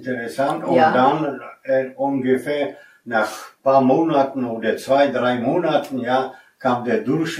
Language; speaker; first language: German; non-native, fluent; Polish